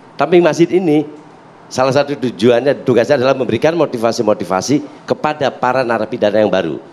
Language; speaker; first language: Indonesian; native; Indonesian